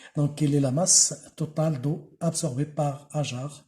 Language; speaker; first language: French; non-native, local second language; Arabic